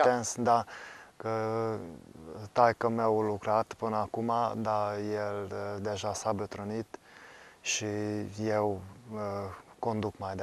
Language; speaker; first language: Romanian; non-native, local second language; Hungarian